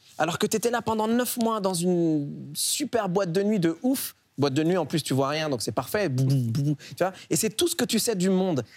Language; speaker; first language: French; early bilingual, other home language; Arabic